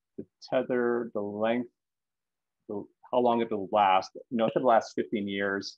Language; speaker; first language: English; native; English